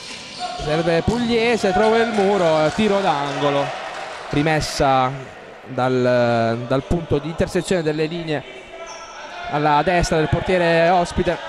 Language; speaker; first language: Italian; native; Italian